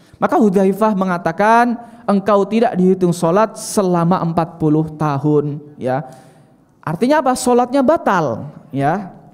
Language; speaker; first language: Indonesian; native; Indonesian